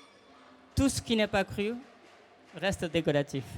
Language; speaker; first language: French; non-native, fluent; Japanese